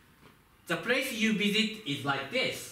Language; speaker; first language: English; non-native, fluent; Japanese